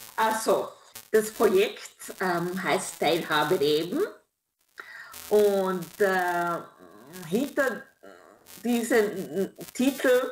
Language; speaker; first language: German; non-native, fluent; Kinyarwanda